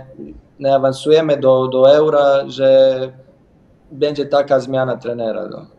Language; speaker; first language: Polish; non-native, learner; Bosnian